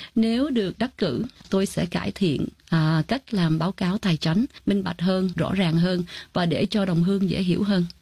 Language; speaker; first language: Vietnamese; early bilingual, heritage; Vietnamese